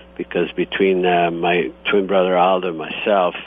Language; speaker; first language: English; non-native, fluent; Croatian